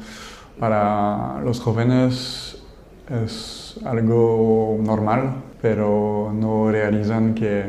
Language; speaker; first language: Spanish; non-native, learner; French